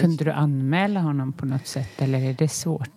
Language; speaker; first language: Swedish; native; Swedish